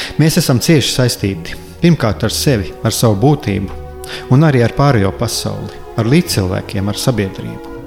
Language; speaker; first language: Latvian; native; Latvian